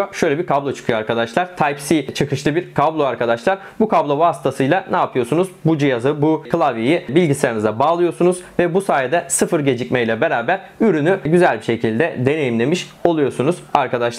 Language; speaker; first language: Turkish; native; Turkish